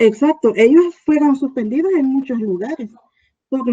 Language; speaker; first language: Spanish; native; Spanish